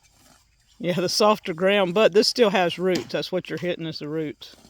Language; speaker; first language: English; native; English